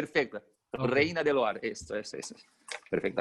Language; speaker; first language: Spanish; non-native, fluent; Portuguese